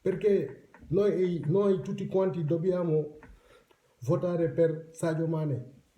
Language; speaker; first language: Italian; non-native, fluent; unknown